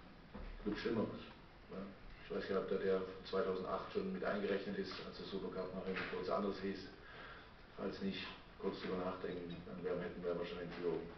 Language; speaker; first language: German; native; German